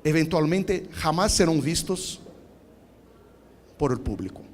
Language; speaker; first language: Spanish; non-native, fluent; Portuguese